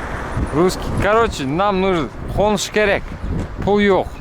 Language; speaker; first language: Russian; non-native, local second language; Kazakh